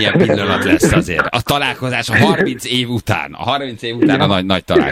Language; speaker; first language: Hungarian; native; Hungarian